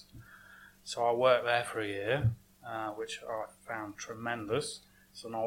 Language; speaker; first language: English; native; English